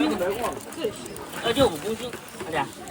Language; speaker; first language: Chinese; native; Chinese